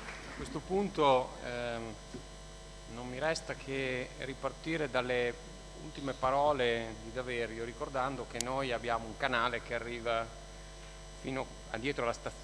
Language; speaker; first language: Italian; native; Italian